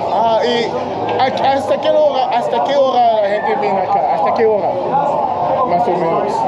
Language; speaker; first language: Spanish; non-native, learner; English